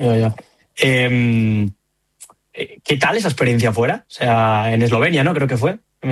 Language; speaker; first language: Spanish; native; Spanish